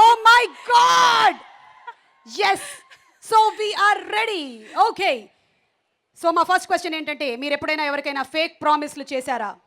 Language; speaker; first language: Telugu; native; Telugu